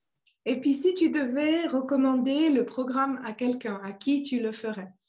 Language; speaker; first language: French; native; French